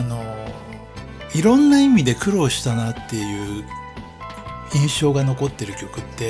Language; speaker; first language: Japanese; native; Japanese